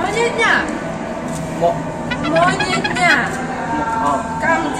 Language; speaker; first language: Indonesian; non-native, learner; Russian